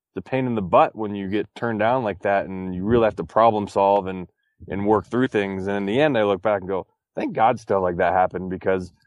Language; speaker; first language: English; native; English